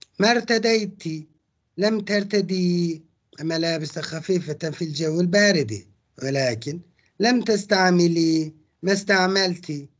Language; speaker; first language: Arabic; non-native, fluent; Turkish